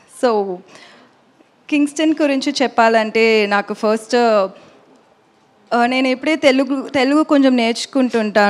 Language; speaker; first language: Telugu; non-native, learner; Tamil